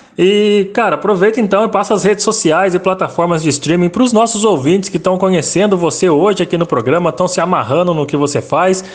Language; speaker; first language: Portuguese; native; Portuguese